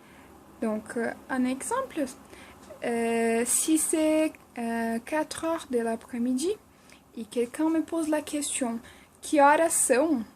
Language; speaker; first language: French; non-native, fluent; Portuguese